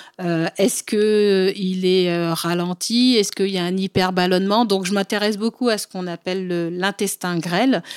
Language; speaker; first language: French; early bilingual, other home language; Bambara